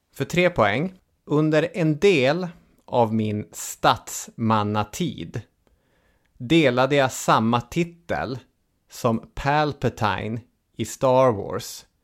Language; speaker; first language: Swedish; native; Swedish